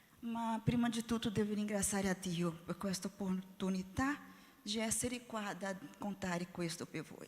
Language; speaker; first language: Italian; non-native, learner; Portuguese